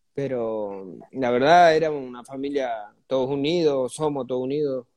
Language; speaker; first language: Spanish; native; Spanish